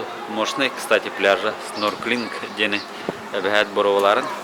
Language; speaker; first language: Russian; non-native, local second language; Yakut